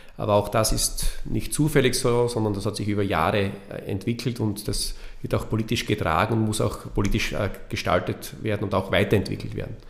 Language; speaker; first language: German; native; German